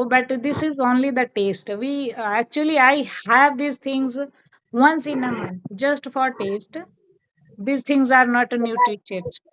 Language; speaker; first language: English; non-native, learner; Hindi